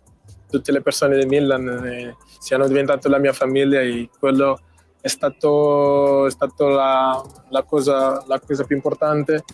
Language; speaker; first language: Italian; non-native, fluent; Portuguese